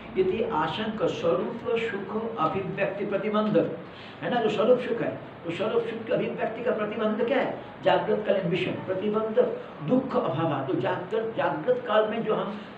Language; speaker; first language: Hindi; non-native, local second language; Malayalam